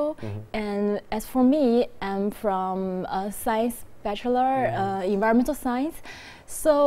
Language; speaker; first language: English; non-native, fluent; Chinese